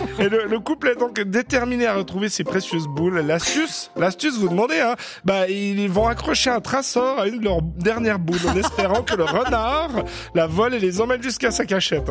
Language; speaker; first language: French; native; French